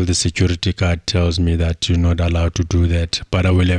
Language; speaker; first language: English; non-native, local second language; Xhosa